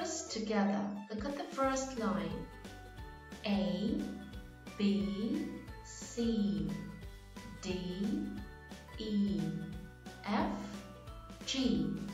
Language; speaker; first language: English; non-native, fluent; Ukrainian